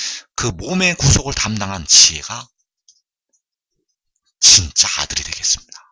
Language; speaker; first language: Korean; native; Korean